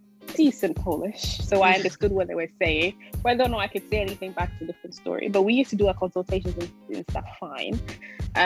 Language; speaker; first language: English; non-native, local second language; Akan